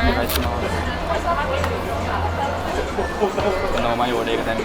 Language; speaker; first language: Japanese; non-native, fluent; Sinhala